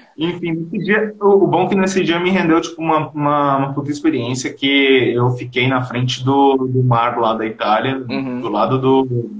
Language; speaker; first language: Portuguese; early bilingual, heritage; Portuguese